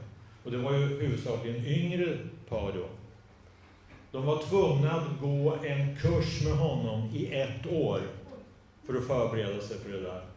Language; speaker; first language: Swedish; native; Swedish